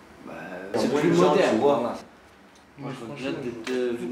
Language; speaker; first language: French; native; French